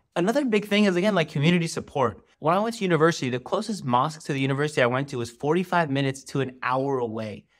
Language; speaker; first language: English; native; English